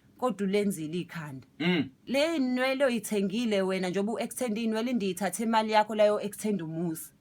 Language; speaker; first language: Zulu; native; Zulu